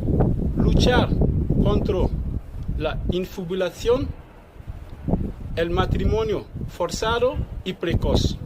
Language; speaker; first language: Spanish; non-native, fluent; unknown